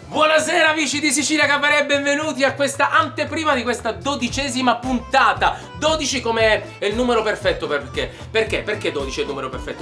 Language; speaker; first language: Italian; native; Italian